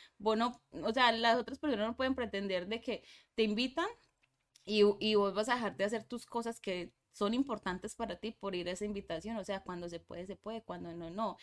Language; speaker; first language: Spanish; native; Spanish